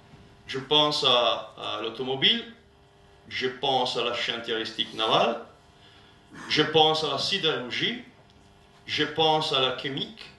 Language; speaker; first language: French; non-native, learner; Italian